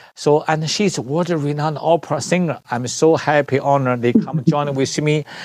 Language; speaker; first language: English; non-native, learner; Chinese